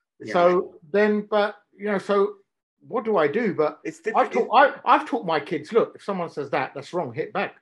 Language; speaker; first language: English; native; English